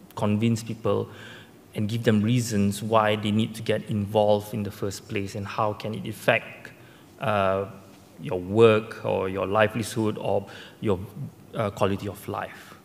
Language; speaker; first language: English; non-native, local second language; Malay